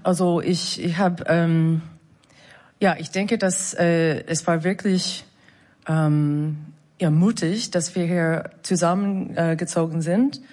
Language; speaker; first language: German; non-native, fluent; English